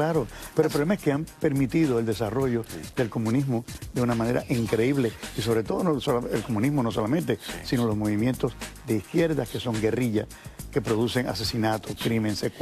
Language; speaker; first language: Spanish; native; Spanish